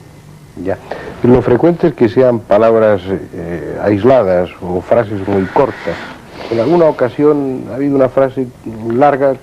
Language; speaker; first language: Spanish; native; Spanish